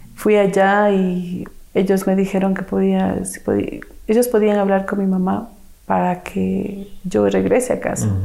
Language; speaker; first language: Spanish; native; Spanish